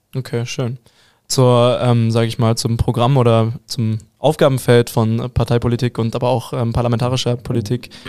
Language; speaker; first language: German; native; German